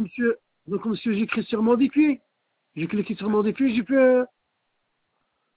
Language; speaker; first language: French; non-native, fluent; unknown